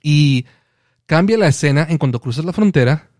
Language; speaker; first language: Spanish; early bilingual, heritage; Spanish